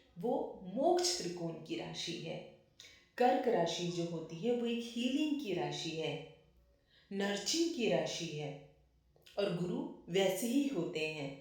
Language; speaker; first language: Hindi; native; Hindi